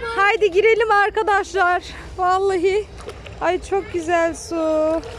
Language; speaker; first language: Turkish; early bilingual, heritage; Turkish